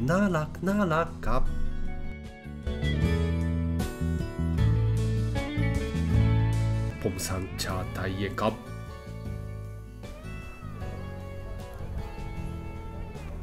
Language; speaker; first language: Thai; non-native, learner; Japanese